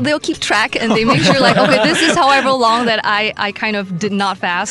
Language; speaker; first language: English; non-native, local second language; Chinese